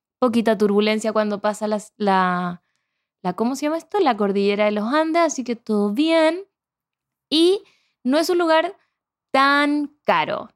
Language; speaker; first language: Spanish; native; Spanish